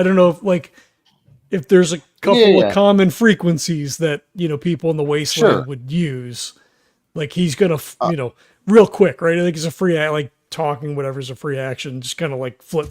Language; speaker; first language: English; native; English